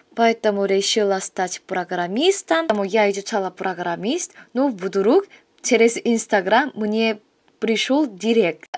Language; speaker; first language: Russian; non-native, fluent; Korean